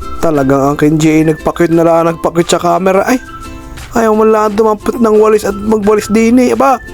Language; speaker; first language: Filipino; native; Filipino